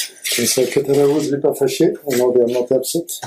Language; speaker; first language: French; non-native, learner; Arabic